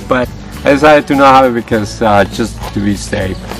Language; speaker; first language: English; non-native, fluent; Spanish